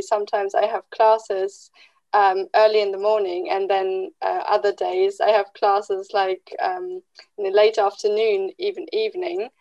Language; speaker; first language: English; non-native, fluent; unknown